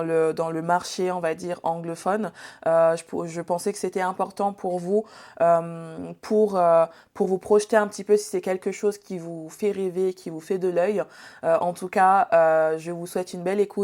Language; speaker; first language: French; native; French